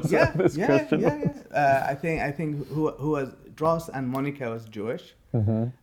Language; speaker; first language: English; non-native, fluent; Arabic